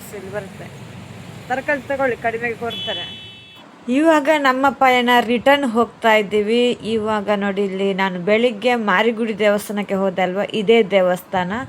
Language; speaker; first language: Kannada; non-native, local second language; Tulu